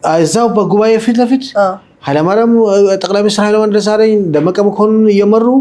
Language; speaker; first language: Amharic; non-native, local second language; Somali